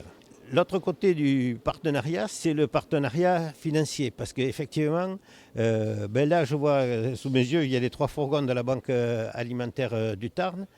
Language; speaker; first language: French; native; French